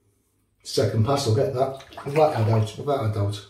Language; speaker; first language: English; native; English